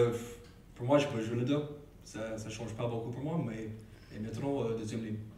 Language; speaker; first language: French; non-native, learner; English